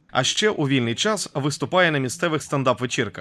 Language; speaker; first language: Ukrainian; native; Ukrainian